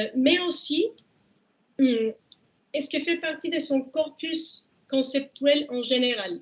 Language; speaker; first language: French; non-native, fluent; Spanish